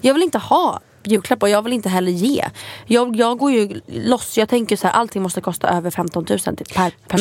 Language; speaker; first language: Swedish; native; Swedish